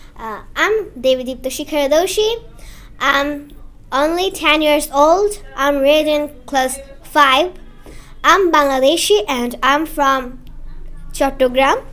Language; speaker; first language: English; non-native, learner; Bangla